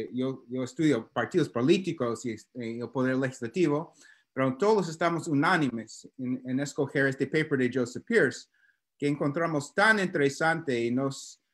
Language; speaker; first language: Spanish; non-native, learner; English